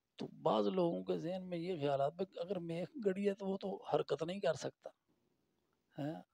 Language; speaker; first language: Urdu; non-native, local second language; Punjabi